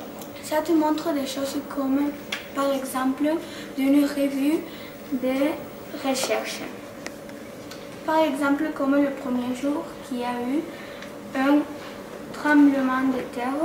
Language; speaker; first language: French; non-native, learner; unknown